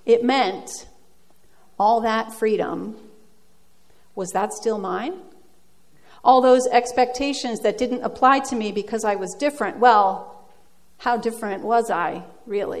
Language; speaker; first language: English; early bilingual, other home language; Dutch